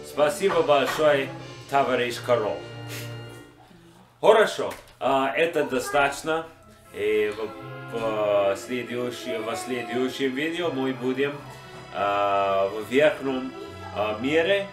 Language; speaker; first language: Russian; non-native, learner; English